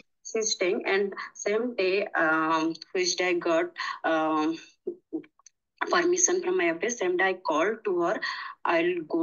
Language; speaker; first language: English; non-native, learner; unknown